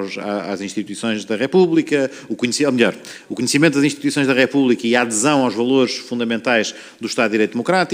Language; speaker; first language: Portuguese; native; Portuguese